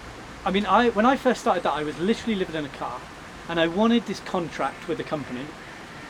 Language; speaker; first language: English; native; English